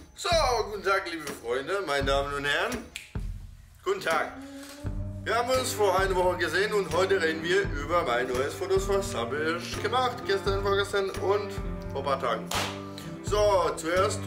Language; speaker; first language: German; non-native, fluent; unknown